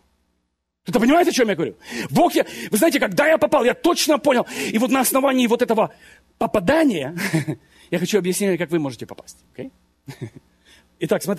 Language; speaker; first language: Russian; native; Russian